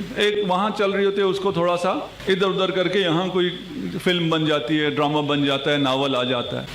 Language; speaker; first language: Urdu; non-native, local second language; Punjabi